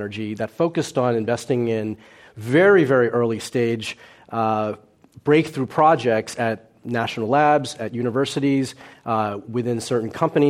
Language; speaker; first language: English; early bilingual, other home language; Cantonese